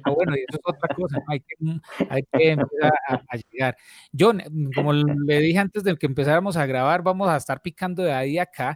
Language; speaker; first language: Spanish; native; Spanish